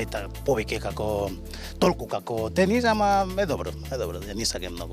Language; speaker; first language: Macedonian; non-native, learner; Spanish